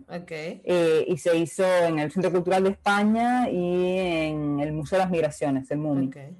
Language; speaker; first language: Spanish; native; Spanish